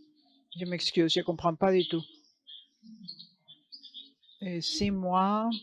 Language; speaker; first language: French; non-native, learner; English